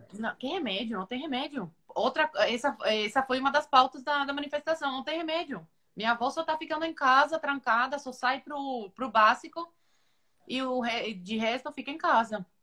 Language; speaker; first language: Portuguese; non-native, fluent; Spanish